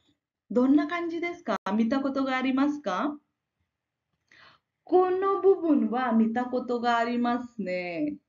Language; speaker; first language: Japanese; non-native, fluent; Marathi